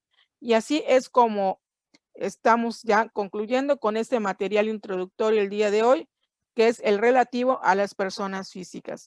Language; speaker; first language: Spanish; native; Spanish